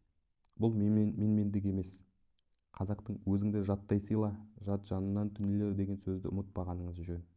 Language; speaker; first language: Kazakh; native; Kazakh